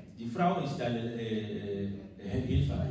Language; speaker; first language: German; non-native, learner; French